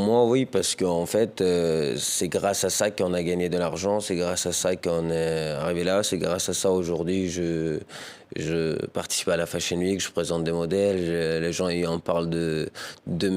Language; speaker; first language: French; early bilingual, other home language; Persian